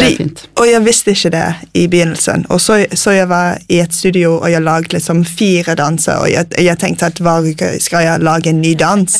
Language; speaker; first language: Norwegian; non-native, fluent; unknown